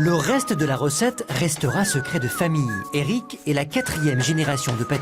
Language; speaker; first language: French; native; French